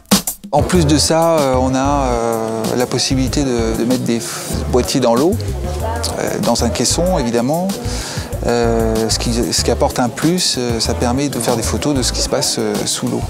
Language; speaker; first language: French; native; French